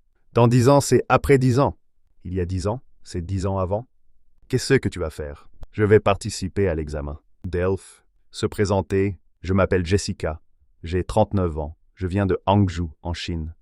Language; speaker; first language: French; non-native, learner; Chinese